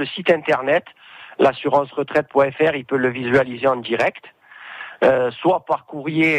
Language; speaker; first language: French; native; French